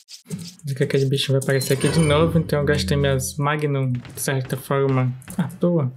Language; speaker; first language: Portuguese; native; Portuguese